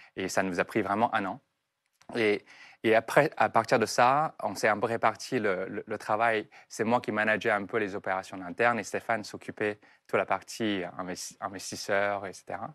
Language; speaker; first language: French; non-native, fluent; Chinese